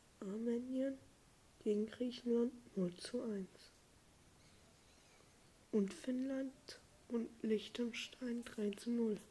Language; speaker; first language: German; non-native, learner; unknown